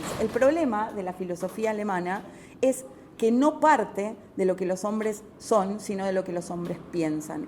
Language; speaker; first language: Spanish; native; Spanish